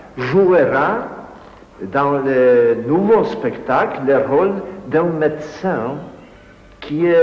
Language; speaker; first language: French; non-native, fluent; Polish